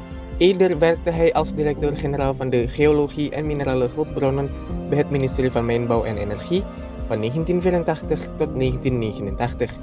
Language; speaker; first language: Dutch; non-native, fluent; Indonesian